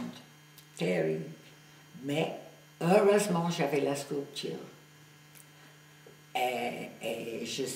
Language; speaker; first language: French; non-native, fluent; English